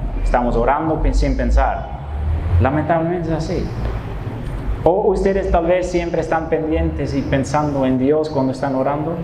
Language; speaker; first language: Spanish; non-native, fluent; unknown